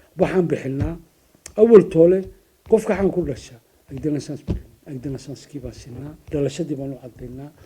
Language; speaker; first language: Somali; native; Somali